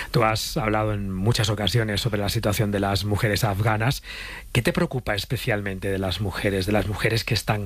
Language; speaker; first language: Spanish; native; Spanish